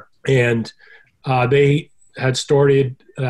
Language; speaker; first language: English; native; English